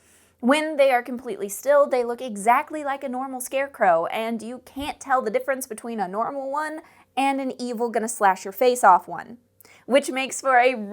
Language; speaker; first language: English; native; English